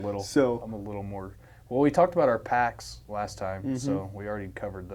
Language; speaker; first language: English; native; English